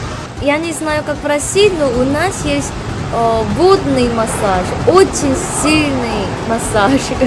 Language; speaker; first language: Russian; non-native, fluent; Korean